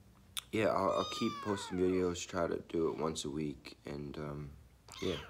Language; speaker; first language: English; native; English